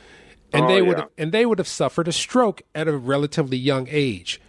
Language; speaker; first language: English; native; English